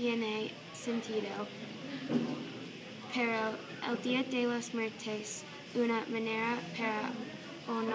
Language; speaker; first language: Spanish; non-native, learner; English